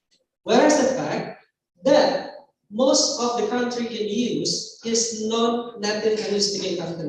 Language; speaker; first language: English; non-native, fluent; Indonesian